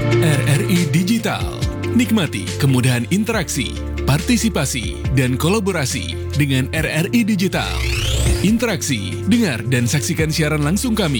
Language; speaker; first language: Indonesian; native; Indonesian